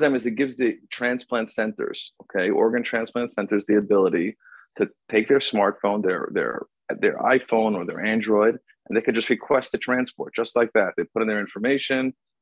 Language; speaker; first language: English; native; English